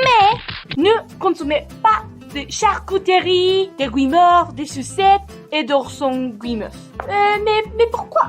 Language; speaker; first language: French; non-native, learner; Spanish